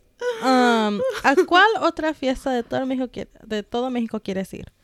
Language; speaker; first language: Spanish; early bilingual, heritage; Spanish